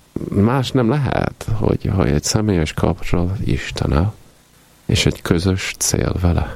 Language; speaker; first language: Hungarian; non-native, fluent; Italian